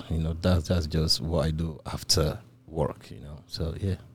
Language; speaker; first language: English; non-native, local second language; Igbo